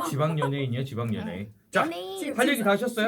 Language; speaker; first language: Korean; native; Korean